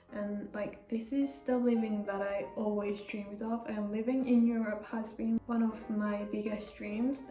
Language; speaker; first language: English; non-native, fluent; Japanese